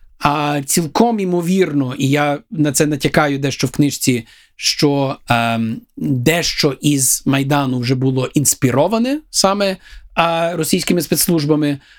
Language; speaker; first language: Ukrainian; early bilingual, heritage; Ukrainian